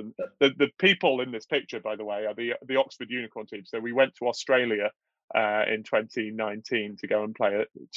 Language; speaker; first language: English; native; English